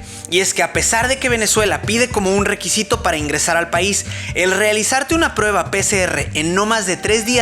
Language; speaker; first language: Spanish; native; Spanish